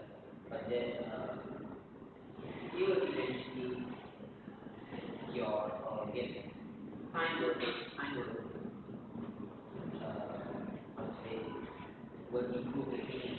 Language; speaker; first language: English; non-native, local second language; Malay